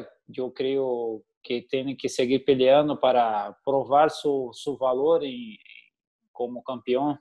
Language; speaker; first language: Spanish; non-native, learner; Portuguese